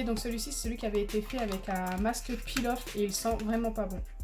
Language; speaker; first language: French; native; French